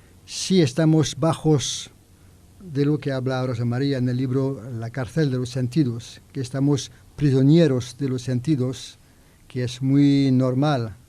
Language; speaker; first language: Spanish; non-native, learner; French